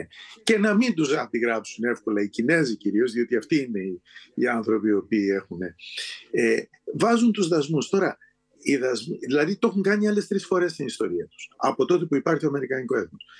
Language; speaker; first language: Greek; native; Greek